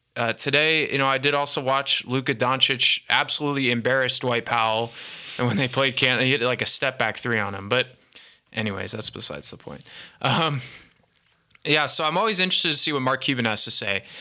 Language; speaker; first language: English; native; English